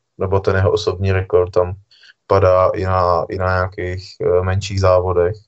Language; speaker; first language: Czech; native; Czech